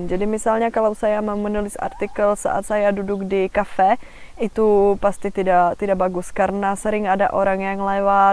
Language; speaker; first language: Indonesian; non-native, fluent; Czech